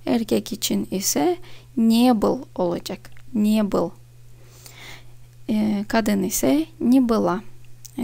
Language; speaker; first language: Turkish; non-native, fluent; Russian